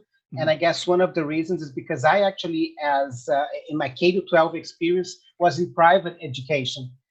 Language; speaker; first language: English; non-native, fluent; Portuguese